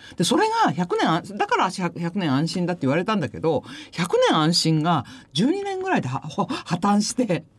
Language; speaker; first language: Japanese; native; Japanese